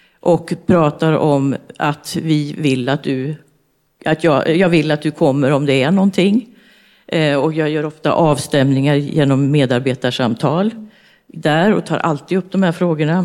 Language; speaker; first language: Swedish; native; Swedish